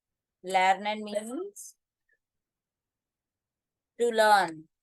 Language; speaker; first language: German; non-native, fluent; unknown